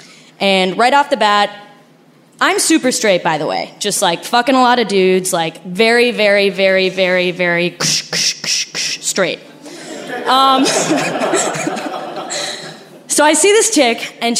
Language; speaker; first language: English; non-native, fluent; Spanish